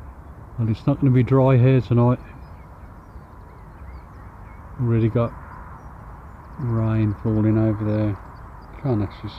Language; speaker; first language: English; native; English